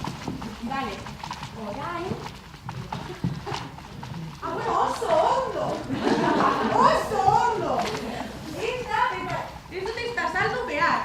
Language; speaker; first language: Basque; non-native, local second language; Spanish